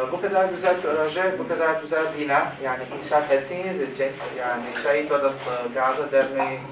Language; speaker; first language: Turkish; non-native, fluent; Bosnian